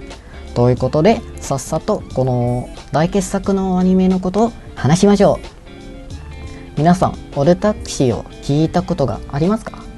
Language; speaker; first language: Japanese; non-native, fluent; Malay